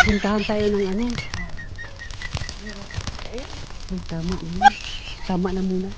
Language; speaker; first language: Filipino; non-native, local second language; Cebuano